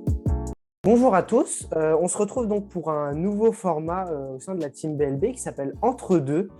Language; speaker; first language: French; native; French